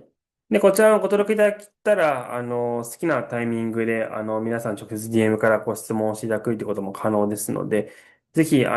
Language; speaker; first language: Japanese; native; Japanese